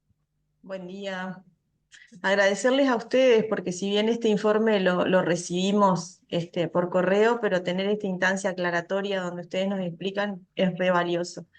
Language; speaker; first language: Spanish; native; Spanish